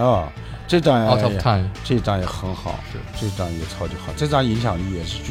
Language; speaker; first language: Chinese; native; Chinese